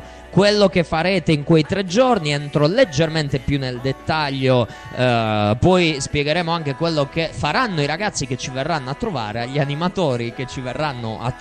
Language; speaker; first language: Italian; native; Italian